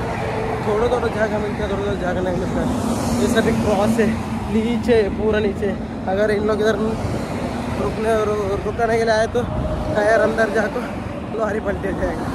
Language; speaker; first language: Hindi; non-native, local second language; Kannada